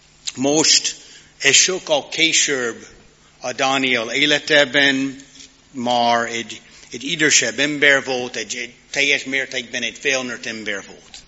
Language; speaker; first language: Hungarian; non-native, learner; English